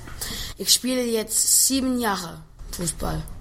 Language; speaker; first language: German; non-native, learner; English